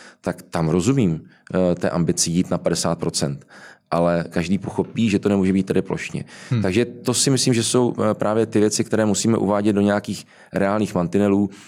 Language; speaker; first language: Czech; native; Czech